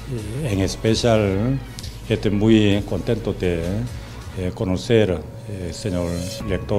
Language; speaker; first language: Spanish; non-native, learner; Korean